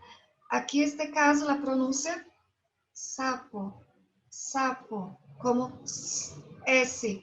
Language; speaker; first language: Spanish; non-native, fluent; Portuguese